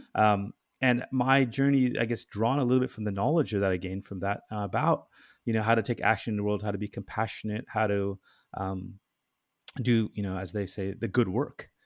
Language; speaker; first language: English; native; English